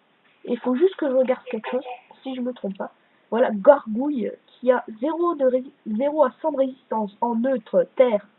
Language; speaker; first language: French; native; French